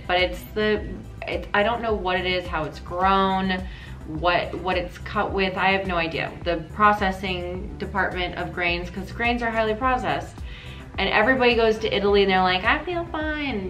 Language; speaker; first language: English; native; English